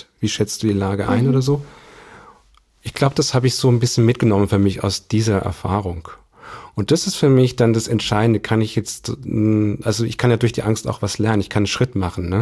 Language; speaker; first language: German; native; German